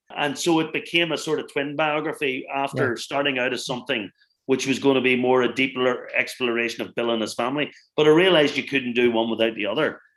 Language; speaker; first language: English; native; English